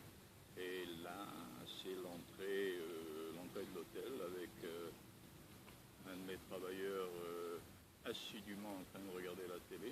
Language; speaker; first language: French; native; French